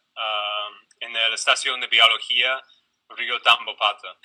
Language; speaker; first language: Spanish; non-native, fluent; English